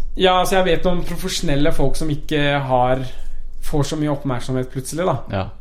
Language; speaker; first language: Norwegian; non-native, local second language; Persian